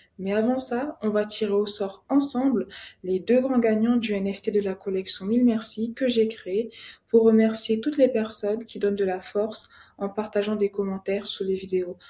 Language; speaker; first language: French; native; French